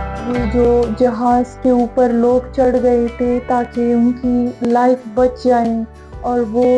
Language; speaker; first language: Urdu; non-native, fluent; Persian